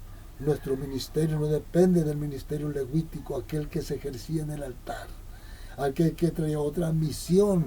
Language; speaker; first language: Spanish; native; Spanish